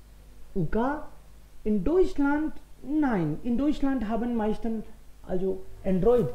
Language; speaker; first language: German; non-native, fluent; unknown